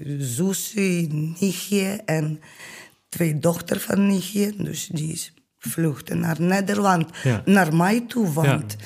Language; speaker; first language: Dutch; non-native, learner; Ukrainian